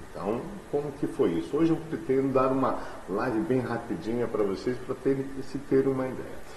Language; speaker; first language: Portuguese; native; Portuguese